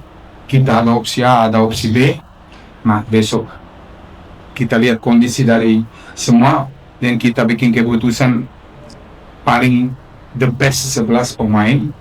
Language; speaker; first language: Indonesian; non-native, fluent; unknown